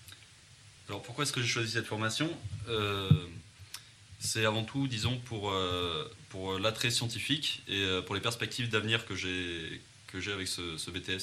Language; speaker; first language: French; native; French